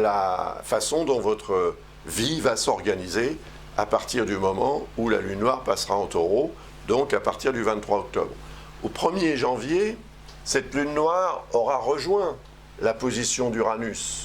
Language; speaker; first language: French; native; French